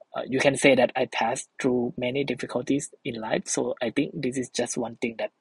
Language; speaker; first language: English; non-native, fluent; Thai